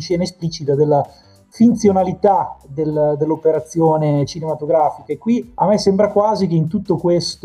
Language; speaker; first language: Italian; native; Italian